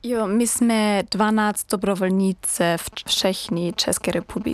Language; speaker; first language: Czech; non-native, learner; German